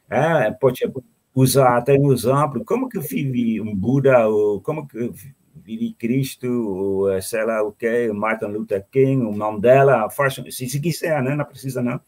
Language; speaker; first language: Portuguese; non-native, fluent; Dutch